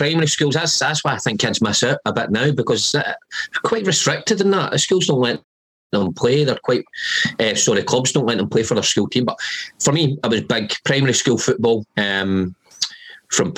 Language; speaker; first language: English; native; English